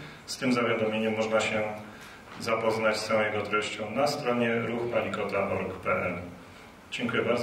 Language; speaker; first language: Polish; native; Polish